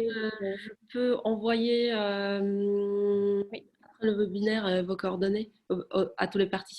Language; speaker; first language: French; non-native, fluent; Polish